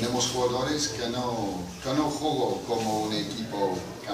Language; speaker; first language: Spanish; non-native, fluent; English